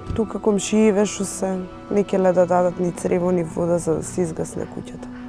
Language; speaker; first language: Macedonian; non-native, local second language; Romany